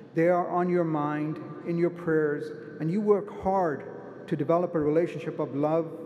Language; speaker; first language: English; native; English